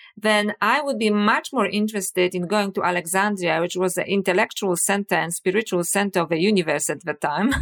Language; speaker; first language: English; non-native, fluent; Polish